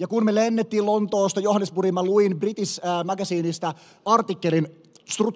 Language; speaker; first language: Finnish; native; Finnish